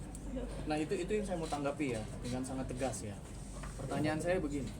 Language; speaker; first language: Indonesian; native; Indonesian